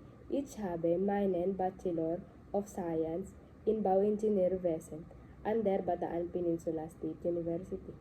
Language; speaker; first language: German; non-native, learner; Filipino